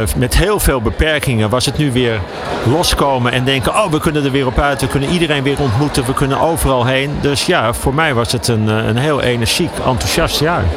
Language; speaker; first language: Dutch; native; Dutch